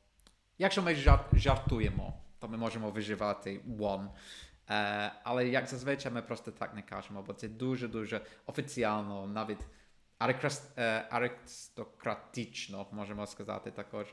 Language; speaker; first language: Ukrainian; non-native, fluent; English